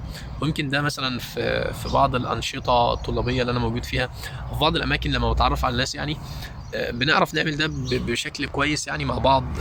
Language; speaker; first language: Arabic; native; Arabic